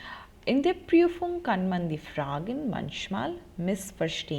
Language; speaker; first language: German; non-native, fluent; Hindi